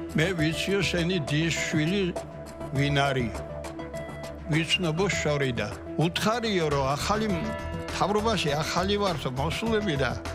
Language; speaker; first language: Georgian; native; Georgian